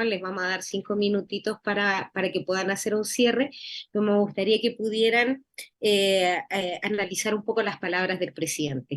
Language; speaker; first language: Spanish; native; Spanish